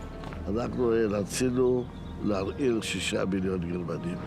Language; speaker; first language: Hebrew; non-native, fluent; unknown